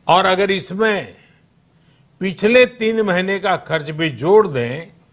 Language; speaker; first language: Hindi; non-native, local second language; Gujarati